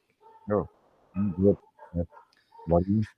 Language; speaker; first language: English; non-native, learner; Portuguese